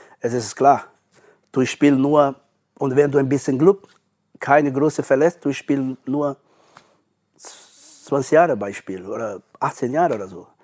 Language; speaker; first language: German; non-native, learner; Portuguese